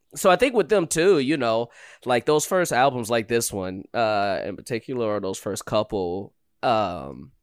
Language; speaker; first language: English; native; English